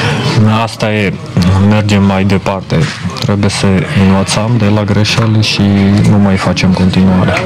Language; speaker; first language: Romanian; non-native, fluent; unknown